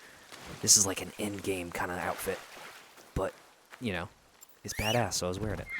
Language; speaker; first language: English; native; English